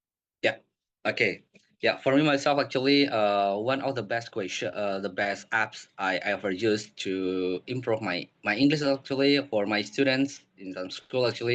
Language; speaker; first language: English; non-native, learner; Indonesian